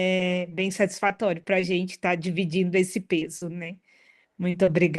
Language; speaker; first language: Portuguese; native; Portuguese